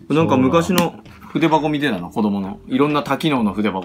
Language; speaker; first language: Japanese; native; Japanese